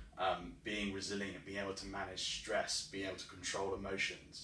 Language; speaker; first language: English; native; English